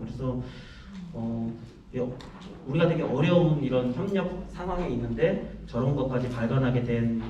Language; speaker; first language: Korean; native; Korean